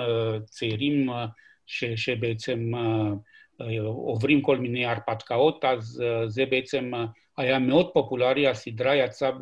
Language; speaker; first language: Hebrew; non-native, fluent; Romanian